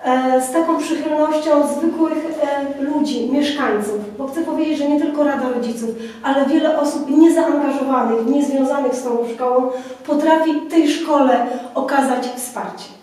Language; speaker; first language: Polish; native; Polish